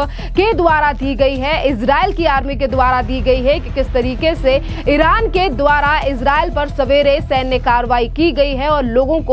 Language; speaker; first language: Hindi; native; Hindi